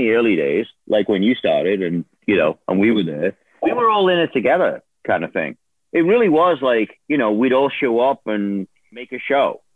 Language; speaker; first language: English; native; English